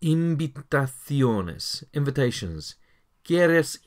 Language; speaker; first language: Spanish; non-native, learner; English